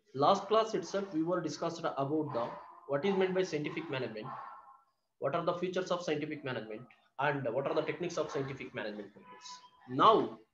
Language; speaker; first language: English; non-native, local second language; Kannada